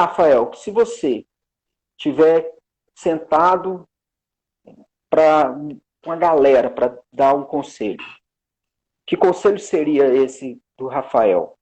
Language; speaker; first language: Portuguese; native; Portuguese